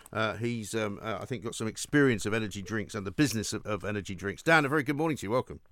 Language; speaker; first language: English; native; English